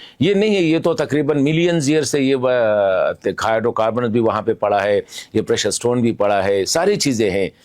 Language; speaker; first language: Urdu; non-native, local second language; Pashto